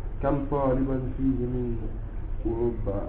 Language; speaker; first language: Arabic; non-native, learner; French